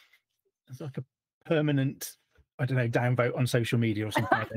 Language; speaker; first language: English; native; English